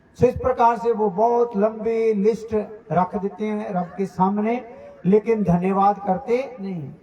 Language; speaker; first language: Hindi; non-native, local second language; Punjabi